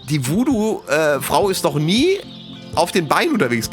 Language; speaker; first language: German; native; German